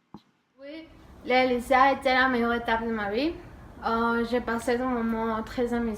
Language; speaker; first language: French; non-native, learner; Spanish